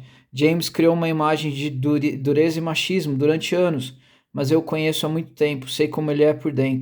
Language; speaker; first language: Portuguese; native; Portuguese